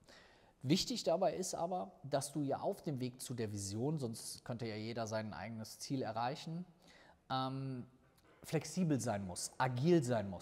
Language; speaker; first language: German; native; German